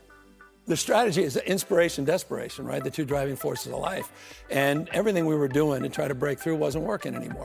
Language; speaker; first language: English; native; English